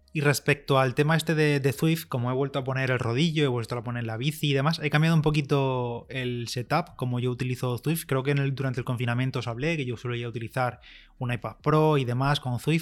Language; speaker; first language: Spanish; native; Spanish